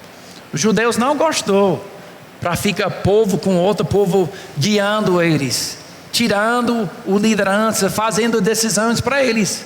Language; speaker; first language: Portuguese; non-native, fluent; English